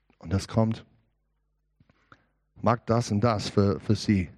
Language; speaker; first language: German; non-native, learner; English